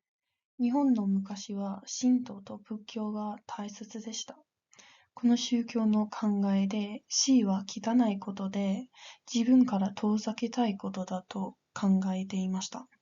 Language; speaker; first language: Japanese; non-native, learner; English